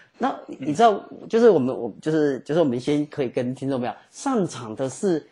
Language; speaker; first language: Chinese; native; Chinese